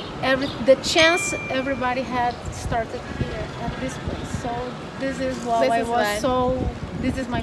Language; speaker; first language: English; non-native, learner; Portuguese